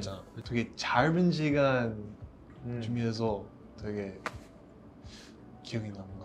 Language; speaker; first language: Korean; non-native, learner; English